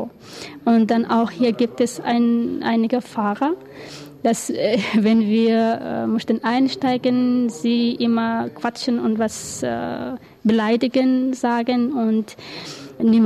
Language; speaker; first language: German; non-native, learner; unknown